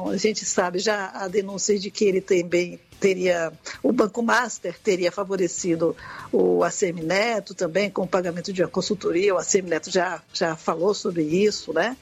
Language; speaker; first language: Portuguese; native; Portuguese